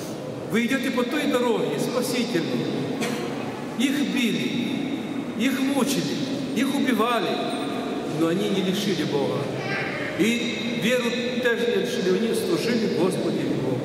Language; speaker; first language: Russian; non-native, local second language; Ukrainian